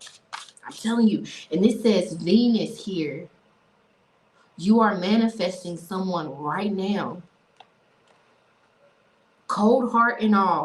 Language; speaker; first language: English; native; English